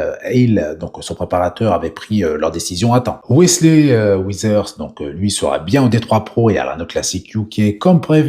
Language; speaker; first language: French; native; French